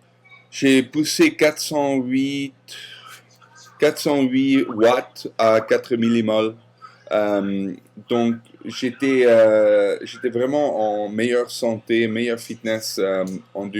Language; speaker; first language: French; non-native, fluent; German